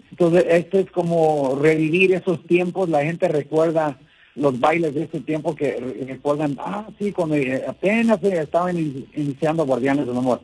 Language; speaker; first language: Spanish; early bilingual, heritage; Spanish